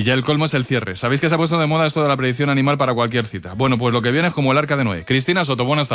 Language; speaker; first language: Spanish; native; Spanish